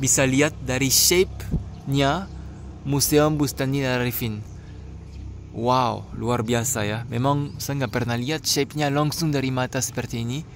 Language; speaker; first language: Indonesian; non-native, fluent; French